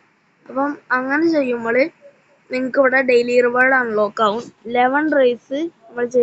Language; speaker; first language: Malayalam; native; Malayalam